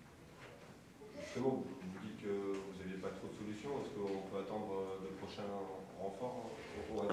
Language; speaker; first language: French; native; French